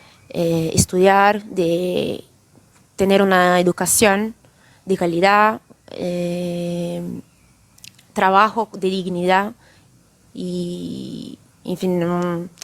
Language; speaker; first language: Spanish; non-native, fluent; Portuguese